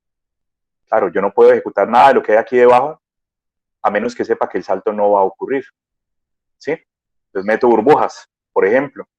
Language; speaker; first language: Spanish; native; Spanish